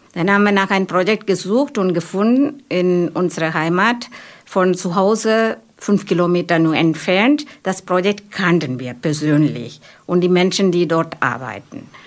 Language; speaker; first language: German; non-native, fluent; Malayalam